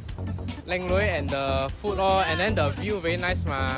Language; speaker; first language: English; non-native, local second language; Chinese